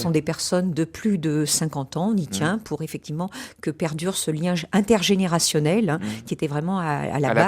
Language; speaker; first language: French; native; French